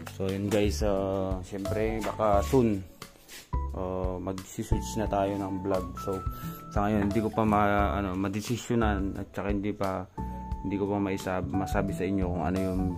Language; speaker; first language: Filipino; non-native, local second language; Pangasinan